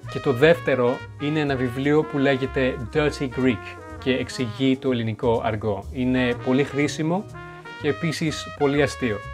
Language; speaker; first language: Greek; non-native, fluent; French